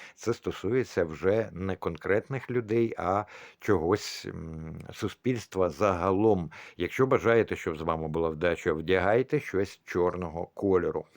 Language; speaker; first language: Ukrainian; non-native, local second language; Russian